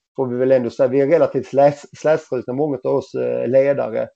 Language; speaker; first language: Swedish; native; Swedish